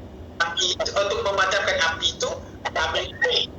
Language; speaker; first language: Malay; native; Malay